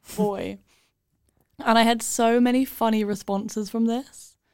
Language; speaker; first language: English; native; English